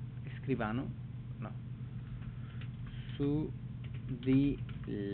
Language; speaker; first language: Italian; non-native, learner; Spanish